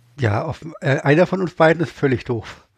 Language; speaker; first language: German; native; German